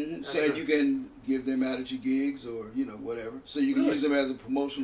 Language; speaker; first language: English; native; English